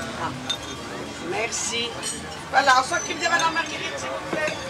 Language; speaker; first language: French; native; French